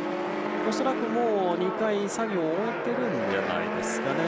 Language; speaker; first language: Japanese; native; Japanese